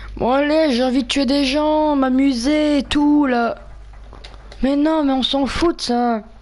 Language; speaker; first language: French; native; French